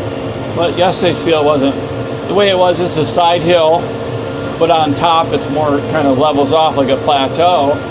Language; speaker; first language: English; native; English